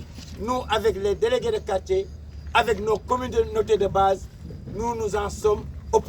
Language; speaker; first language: French; non-native, local second language; Wolof